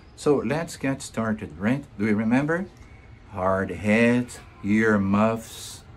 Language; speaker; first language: English; non-native, fluent; Portuguese